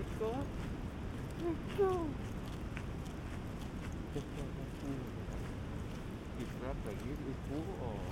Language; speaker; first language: English; non-native, learner; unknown